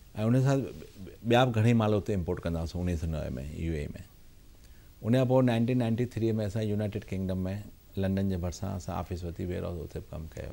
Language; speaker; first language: Sindhi; early bilingual, heritage; Sindhi